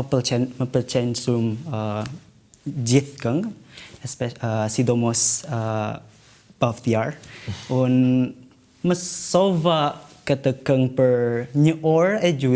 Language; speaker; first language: Albanian; non-native, learner; Indonesian